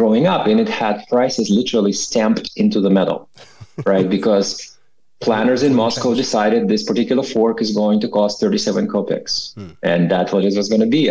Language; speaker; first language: English; non-native, fluent; Russian